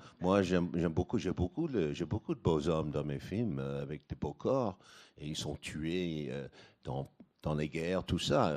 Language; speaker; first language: French; non-native, fluent; English